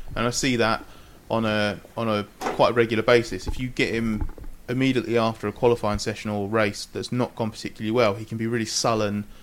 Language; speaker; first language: English; native; English